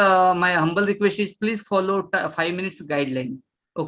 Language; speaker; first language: English; non-native, local second language; Marathi